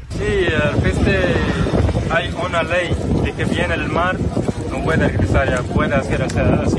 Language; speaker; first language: Spanish; non-native, learner; Arabic